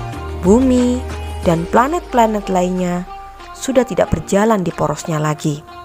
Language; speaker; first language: Indonesian; native; Indonesian